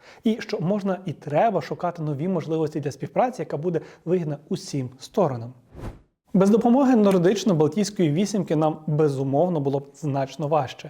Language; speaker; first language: Ukrainian; native; Ukrainian